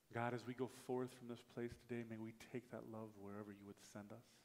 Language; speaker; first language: English; native; English